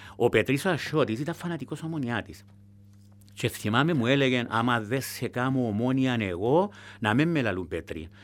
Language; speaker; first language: Greek; native; Greek